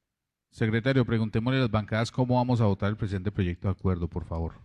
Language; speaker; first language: Spanish; native; Spanish